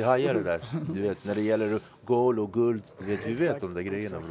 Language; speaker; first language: Swedish; native; Swedish